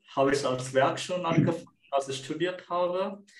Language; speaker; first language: German; non-native, fluent; Sinhala